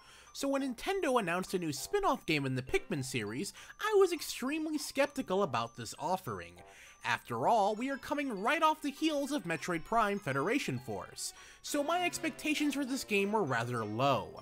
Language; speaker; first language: English; native; English